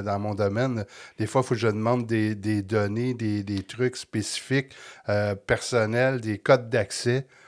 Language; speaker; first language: French; native; French